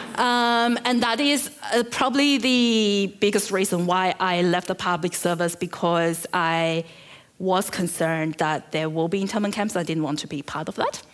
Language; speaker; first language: English; early bilingual, other home language; Chinese